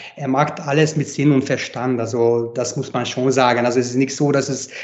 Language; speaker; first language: German; non-native, fluent; Hungarian